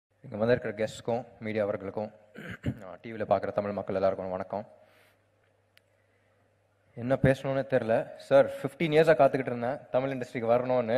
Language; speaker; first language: Tamil; non-native, local second language; Telugu